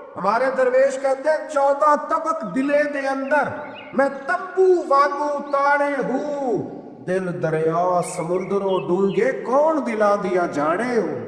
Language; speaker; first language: Urdu; non-native, local second language; Punjabi